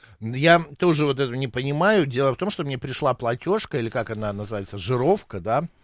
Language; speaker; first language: Russian; native; Russian